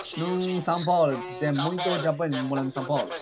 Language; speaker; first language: Portuguese; non-native, learner; Chinese